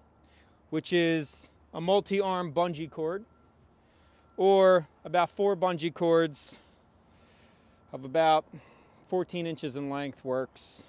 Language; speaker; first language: English; native; English